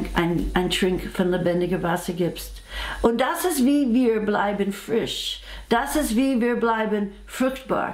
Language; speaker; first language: German; non-native, fluent; English